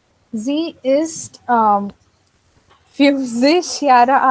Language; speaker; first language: German; non-native, learner; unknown